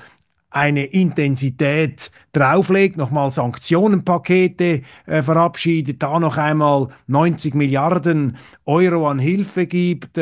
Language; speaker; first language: German; native; German